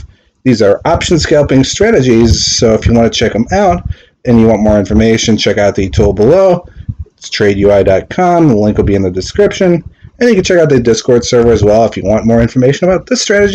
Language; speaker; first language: English; native; English